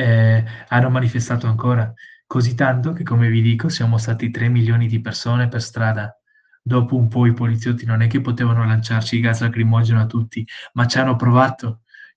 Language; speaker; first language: Italian; non-native, fluent; Spanish